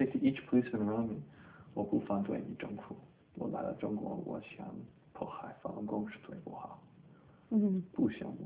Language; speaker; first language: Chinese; non-native, learner; English